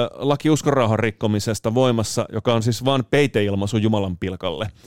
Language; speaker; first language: Finnish; early bilingual, other home language; Italian